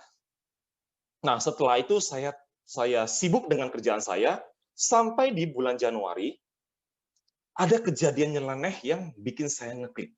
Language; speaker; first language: Indonesian; native; Indonesian